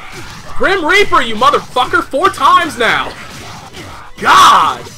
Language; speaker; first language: English; native; English